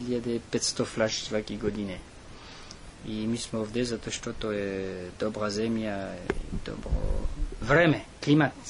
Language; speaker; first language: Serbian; non-native, learner; French